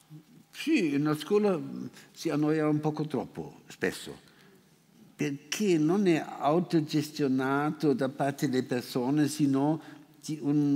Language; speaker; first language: Italian; non-native, fluent; German